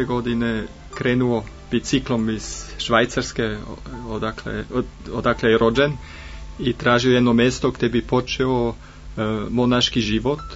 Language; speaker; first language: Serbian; non-native, fluent; German